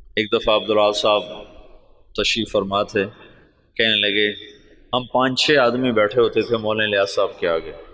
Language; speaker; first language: Urdu; non-native, local second language; Punjabi